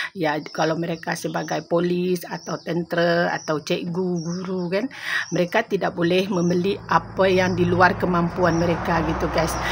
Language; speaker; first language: Malay; non-native, local second language; Minangkabau